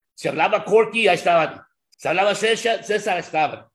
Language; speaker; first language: Spanish; early bilingual, heritage; Spanish